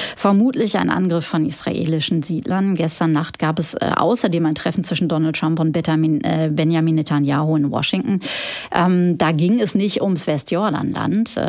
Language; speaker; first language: German; native; German